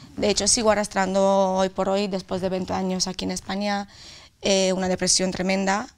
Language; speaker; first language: Spanish; non-native, fluent; Romanian